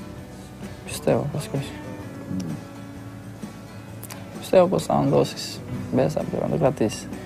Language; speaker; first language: Greek; non-native, fluent; Albanian